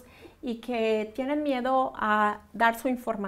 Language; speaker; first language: Spanish; native; Spanish